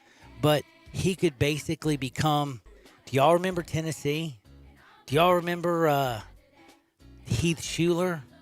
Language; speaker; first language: English; native; English